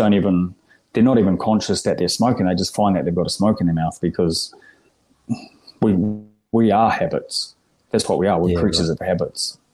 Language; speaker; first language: English; native; English